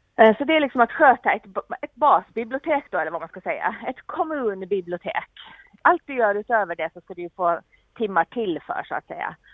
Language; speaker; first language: Swedish; native; Swedish